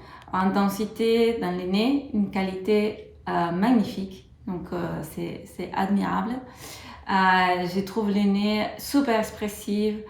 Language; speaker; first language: French; non-native, fluent; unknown